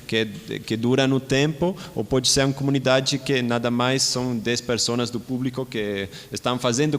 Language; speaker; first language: Portuguese; non-native, learner; Spanish